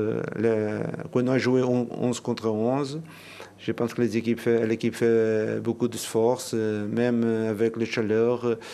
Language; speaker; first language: French; non-native, learner; Portuguese